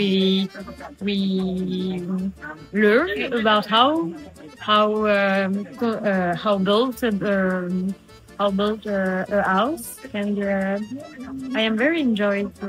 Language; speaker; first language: English; non-native, learner; French